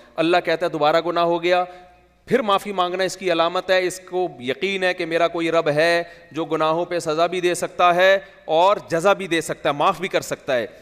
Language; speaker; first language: Urdu; native; Urdu